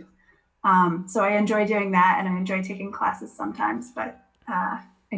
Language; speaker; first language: English; native; English